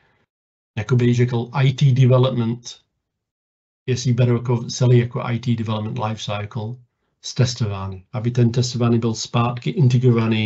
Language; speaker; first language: Czech; non-native, fluent; English